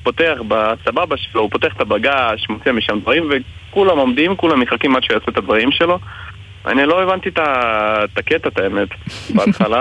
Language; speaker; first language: Hebrew; non-native, fluent; Ukrainian